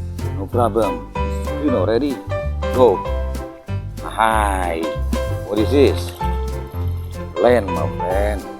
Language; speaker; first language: English; non-native, learner; Indonesian